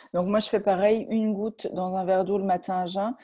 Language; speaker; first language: French; native; French